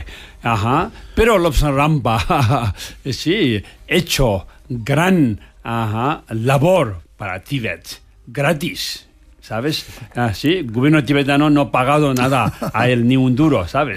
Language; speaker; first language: Spanish; non-native, learner; Tibetan